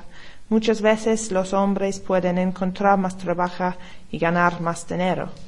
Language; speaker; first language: Spanish; non-native, learner; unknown